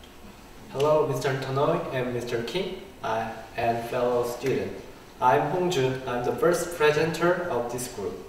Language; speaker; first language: English; non-native, learner; Korean